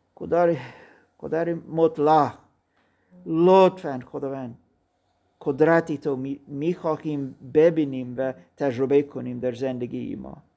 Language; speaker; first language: Persian; non-native, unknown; German